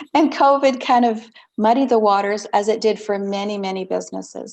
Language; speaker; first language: English; native; English